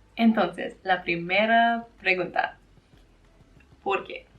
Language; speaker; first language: Spanish; non-native, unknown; English